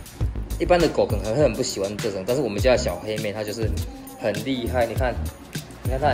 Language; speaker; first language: Chinese; native; Chinese